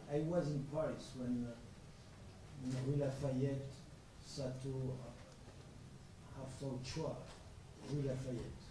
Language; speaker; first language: English; non-native, learner; French